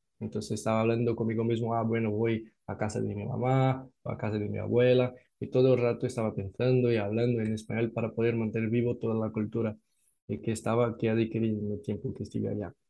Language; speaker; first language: Spanish; non-native, fluent; Portuguese